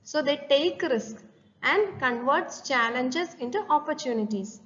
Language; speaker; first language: English; non-native, local second language; Malayalam